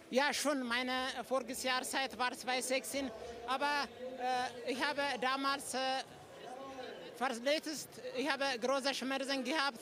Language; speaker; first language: German; non-native, fluent; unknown